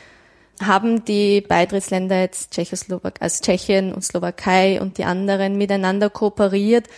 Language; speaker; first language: German; native; German